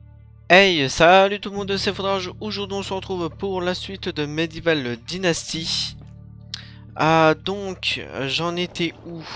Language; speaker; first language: French; native; French